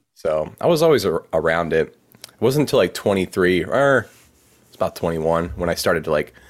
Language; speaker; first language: English; native; English